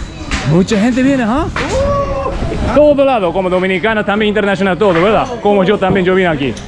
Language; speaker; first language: Spanish; non-native, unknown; Japanese